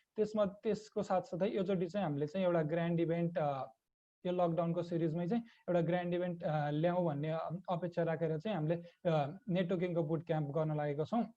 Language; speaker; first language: Nepali; native; Nepali